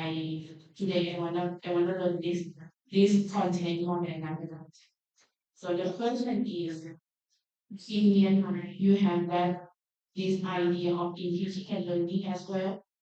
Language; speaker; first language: English; non-native, learner; Thai